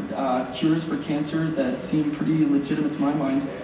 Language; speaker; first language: English; native; English